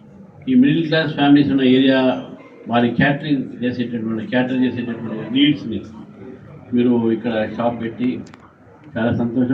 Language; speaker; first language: Telugu; native; Telugu